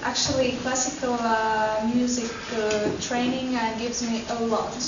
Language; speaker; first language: English; non-native, fluent; Estonian